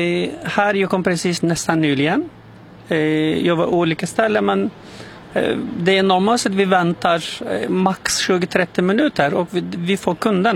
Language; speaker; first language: Swedish; non-native, local second language; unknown